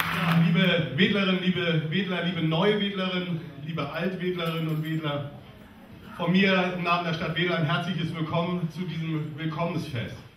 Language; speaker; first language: German; native; German